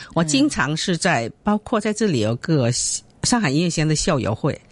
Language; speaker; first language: Chinese; native; Chinese